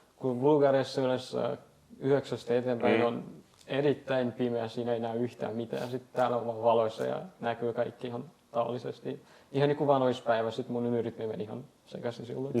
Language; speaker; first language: Finnish; non-native, learner; Bulgarian